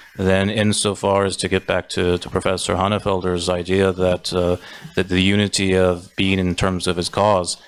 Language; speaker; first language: English; native; English